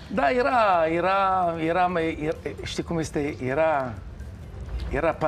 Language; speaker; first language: Romanian; non-native, learner; Hebrew